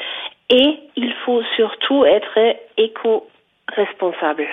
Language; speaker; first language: French; non-native, fluent; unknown